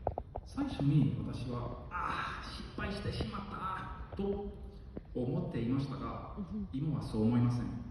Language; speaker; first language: Japanese; non-native, fluent; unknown